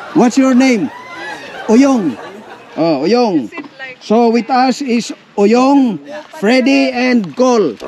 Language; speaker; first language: English; non-native, local second language; Waray